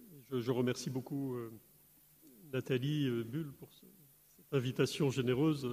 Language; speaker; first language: French; native; French